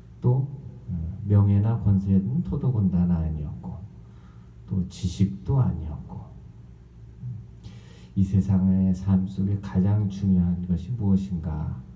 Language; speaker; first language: Korean; native; Korean